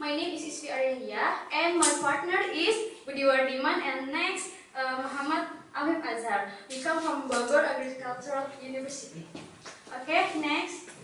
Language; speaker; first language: English; non-native, learner; Indonesian